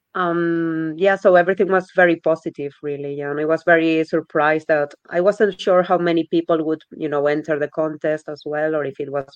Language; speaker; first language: English; non-native, fluent; Spanish